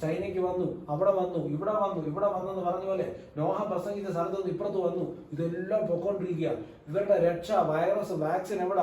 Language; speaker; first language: Malayalam; native; Malayalam